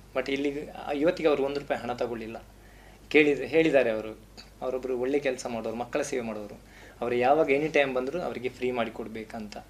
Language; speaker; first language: Kannada; non-native, local second language; Tulu